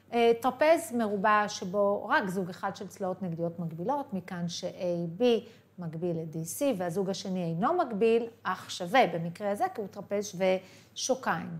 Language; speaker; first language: Hebrew; native; Hebrew